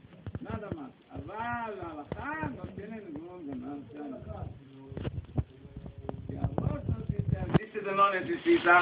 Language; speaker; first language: Spanish; non-native, learner; Hebrew